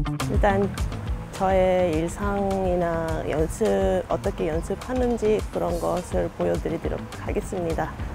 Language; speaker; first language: Korean; non-native, fluent; Japanese